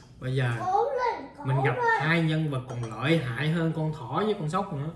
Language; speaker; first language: Vietnamese; native; Vietnamese